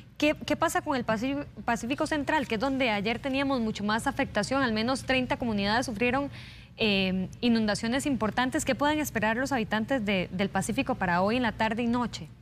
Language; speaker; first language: Spanish; native; Spanish